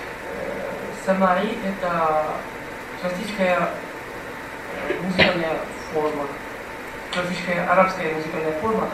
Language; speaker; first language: Russian; non-native, fluent; Arabic